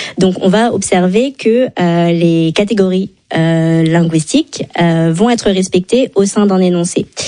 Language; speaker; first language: French; native; French